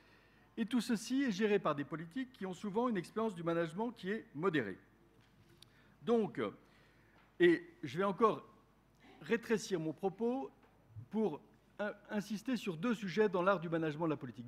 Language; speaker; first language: French; native; French